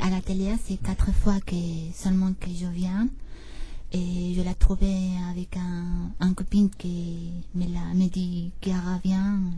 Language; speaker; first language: French; non-native, learner; Spanish